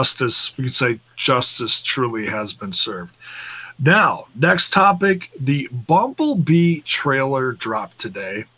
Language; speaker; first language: English; native; English